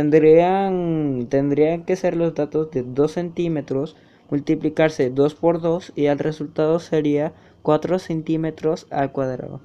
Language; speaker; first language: Spanish; native; Spanish